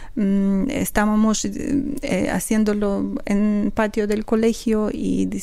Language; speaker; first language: Spanish; non-native, fluent; Ukrainian